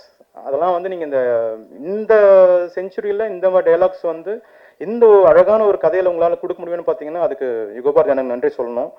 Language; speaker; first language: Tamil; native; Tamil